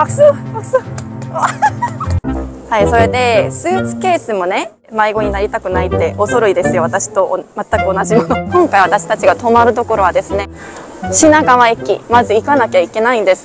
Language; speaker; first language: Japanese; non-native, fluent; Korean